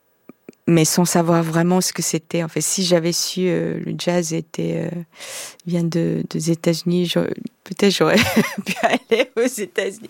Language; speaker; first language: French; non-native, fluent; Korean